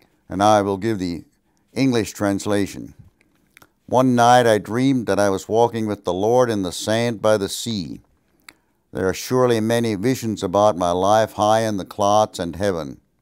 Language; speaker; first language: English; early bilingual, other home language; German